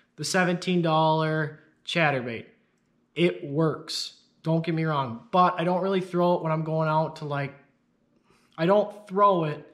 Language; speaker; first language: English; native; English